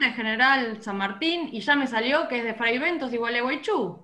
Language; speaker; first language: Spanish; native; Spanish